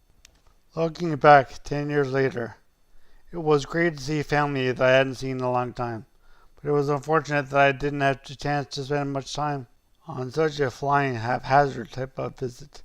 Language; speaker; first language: English; native; English